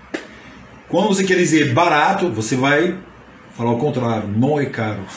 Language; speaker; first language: Portuguese; non-native, fluent; French